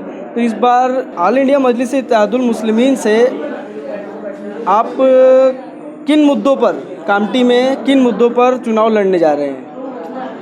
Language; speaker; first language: Hindi; native; Hindi